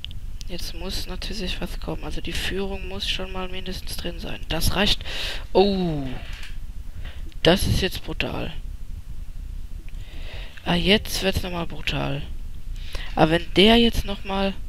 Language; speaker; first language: German; native; German